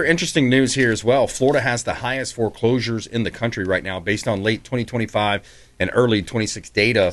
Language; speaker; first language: English; native; English